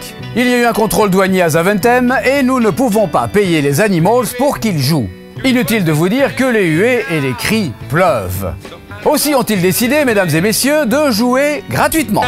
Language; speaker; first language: French; native; French